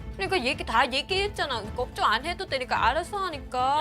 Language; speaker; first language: Korean; non-native, learner; Vietnamese